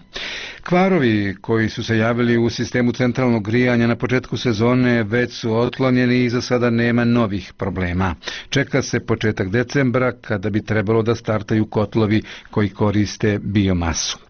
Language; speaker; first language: Croatian; native; Croatian